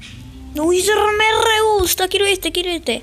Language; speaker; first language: Spanish; native; Spanish